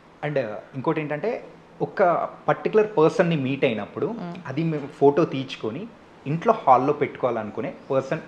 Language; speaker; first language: Telugu; native; Telugu